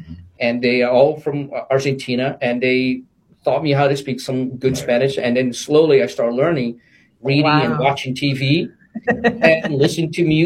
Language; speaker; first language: English; non-native, fluent; Portuguese